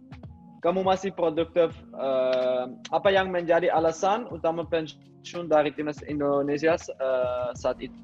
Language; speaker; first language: Indonesian; non-native, learner; Dutch